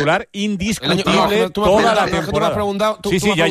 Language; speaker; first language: Spanish; native; Spanish